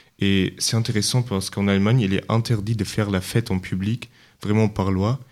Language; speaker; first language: French; non-native, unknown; German